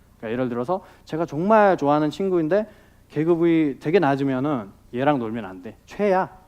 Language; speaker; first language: Korean; non-native, fluent; Nepali